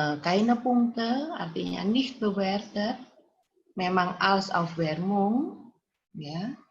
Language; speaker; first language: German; non-native, fluent; Indonesian